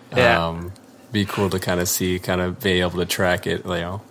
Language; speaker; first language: English; native; English